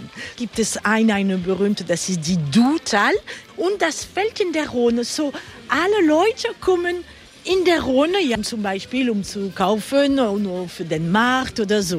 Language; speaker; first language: German; non-native, learner; French